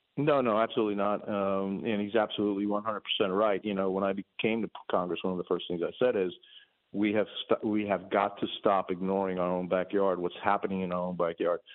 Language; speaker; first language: English; early bilingual, other home language; Spanish